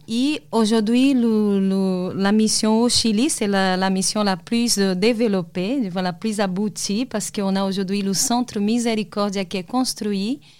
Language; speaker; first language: French; non-native, fluent; Portuguese